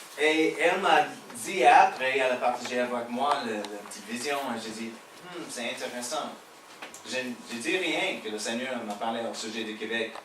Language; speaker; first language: French; non-native, fluent; English